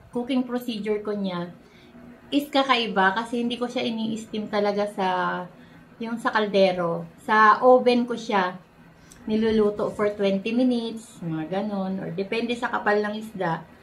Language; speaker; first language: Filipino; non-native, local second language; Bikol